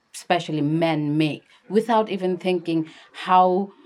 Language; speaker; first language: English; non-native, local second language; Nepali